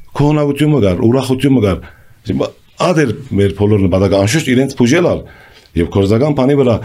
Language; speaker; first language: Armenian; early bilingual, heritage; Armenian